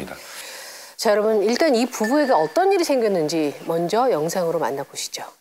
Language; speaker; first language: Korean; native; Korean